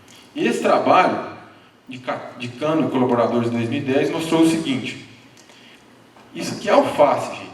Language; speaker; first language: Portuguese; native; Portuguese